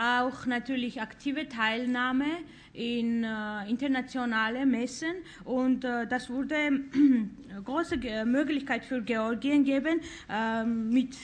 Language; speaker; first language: German; non-native, fluent; Georgian